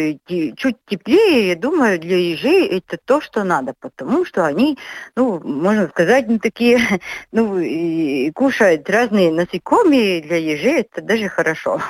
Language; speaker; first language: Russian; non-native, local second language; Latvian